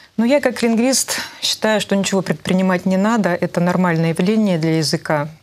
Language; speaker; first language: Russian; native; Russian